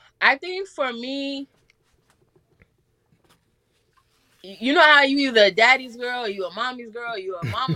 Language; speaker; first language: English; native; English